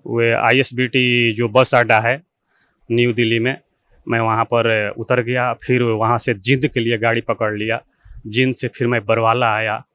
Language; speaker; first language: Hindi; native; Hindi